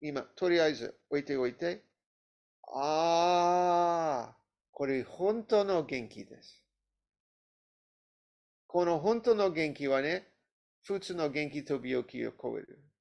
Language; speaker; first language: Japanese; non-native, learner; English